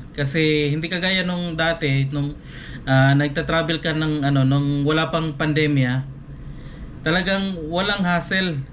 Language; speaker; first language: Filipino; non-native, local second language; Cebuano